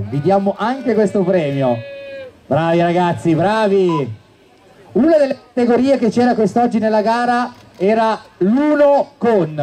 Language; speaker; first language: Italian; native; Italian